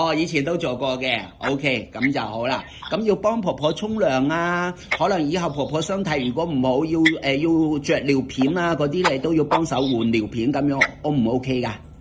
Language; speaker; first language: Cantonese; native; Cantonese